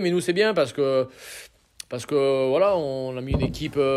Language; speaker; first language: French; native; French